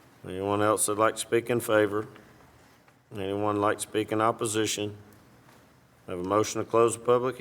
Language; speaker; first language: English; native; English